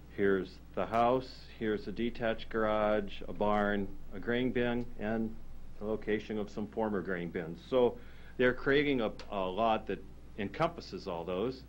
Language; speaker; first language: English; native; English